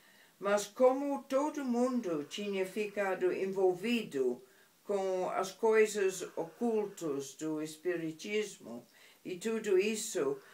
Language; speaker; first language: Portuguese; non-native, fluent; English